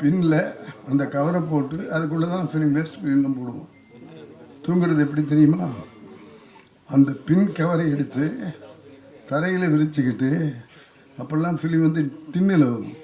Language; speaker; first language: Tamil; native; Tamil